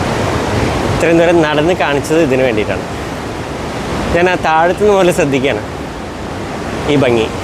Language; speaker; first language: Malayalam; native; Malayalam